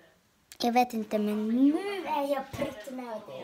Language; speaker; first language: Swedish; early bilingual, other home language; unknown